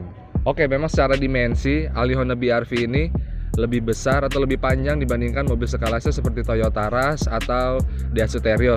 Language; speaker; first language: Indonesian; native; Indonesian